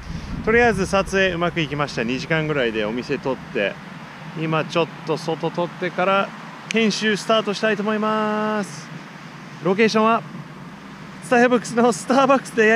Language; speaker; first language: Japanese; non-native, fluent; English